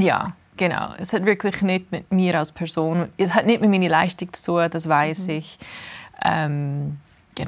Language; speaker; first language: German; early bilingual, heritage; English